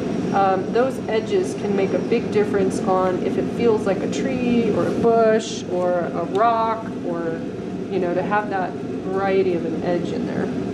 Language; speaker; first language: English; native; English